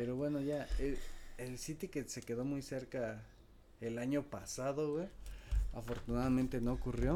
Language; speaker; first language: Spanish; native; Spanish